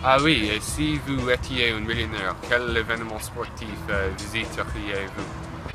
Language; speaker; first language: French; non-native, learner; English